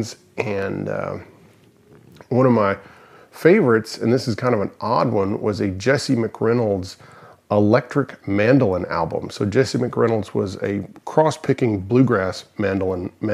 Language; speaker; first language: English; native; English